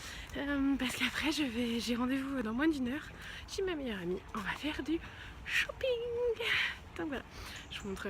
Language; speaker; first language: French; native; French